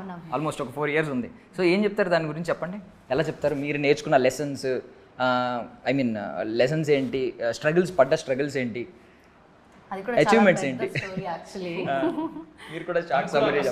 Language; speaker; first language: Telugu; native; Telugu